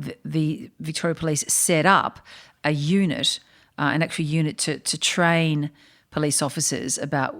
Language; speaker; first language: English; native; English